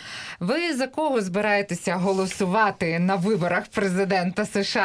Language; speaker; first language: Ukrainian; native; Ukrainian